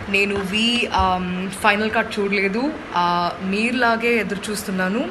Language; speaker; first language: Telugu; non-native, local second language; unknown